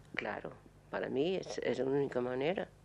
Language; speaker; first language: Spanish; non-native, learner; English